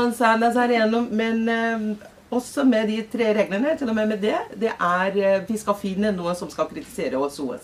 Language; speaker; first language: Norwegian; non-native, fluent; Portuguese